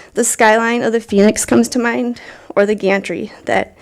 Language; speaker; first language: English; native; English